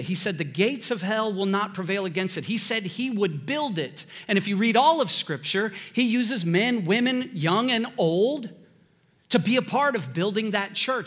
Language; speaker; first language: English; native; English